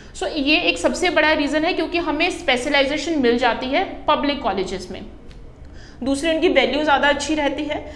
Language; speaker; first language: Hindi; non-native, local second language; Punjabi